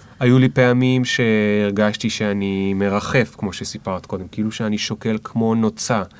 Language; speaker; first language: Hebrew; native; Hebrew